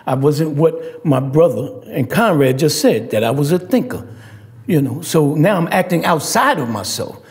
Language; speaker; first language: English; native; English